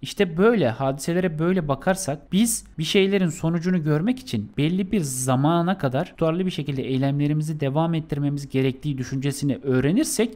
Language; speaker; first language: Turkish; native; Turkish